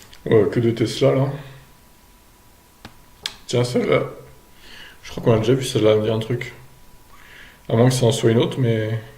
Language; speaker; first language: French; native; French